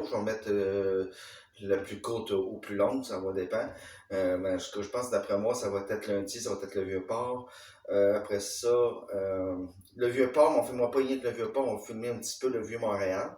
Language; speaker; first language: French; native; French